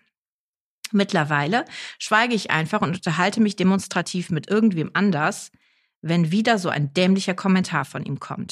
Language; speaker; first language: German; native; German